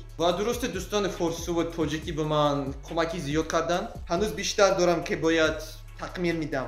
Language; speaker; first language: Persian; non-native, learner; Russian